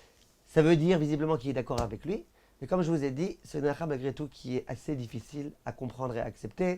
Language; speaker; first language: French; native; French